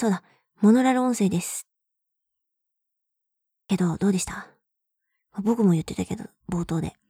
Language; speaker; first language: Japanese; native; Japanese